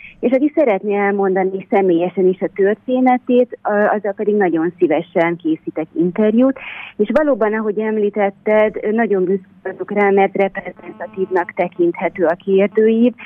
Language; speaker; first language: Hungarian; native; Hungarian